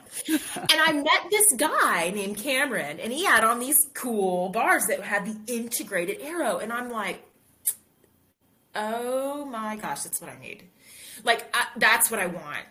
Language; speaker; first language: English; native; English